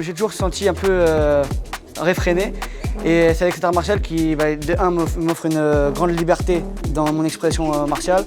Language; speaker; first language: French; native; French